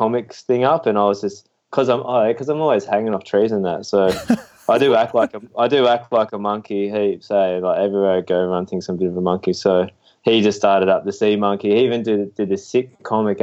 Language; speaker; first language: English; native; English